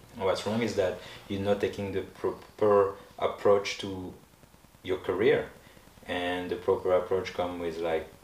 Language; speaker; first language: English; non-native, fluent; French